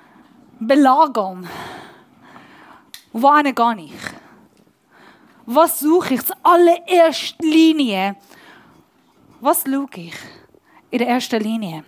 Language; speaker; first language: German; non-native, learner; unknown